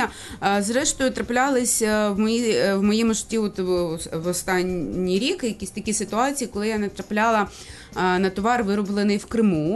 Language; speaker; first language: Ukrainian; native; Ukrainian